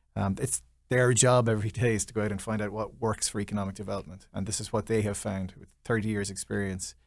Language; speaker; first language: English; native; English